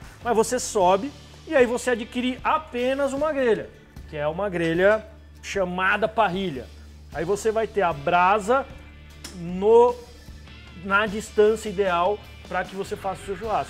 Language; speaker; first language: Portuguese; native; Portuguese